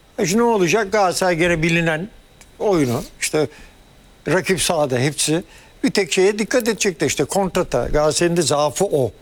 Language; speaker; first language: Turkish; early bilingual, heritage; Turkish